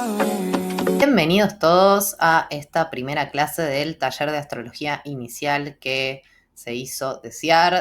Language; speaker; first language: Spanish; native; Spanish